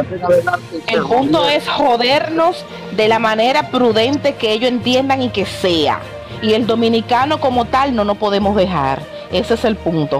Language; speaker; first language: Spanish; native; Spanish